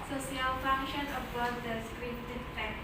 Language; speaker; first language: English; non-native, learner; Indonesian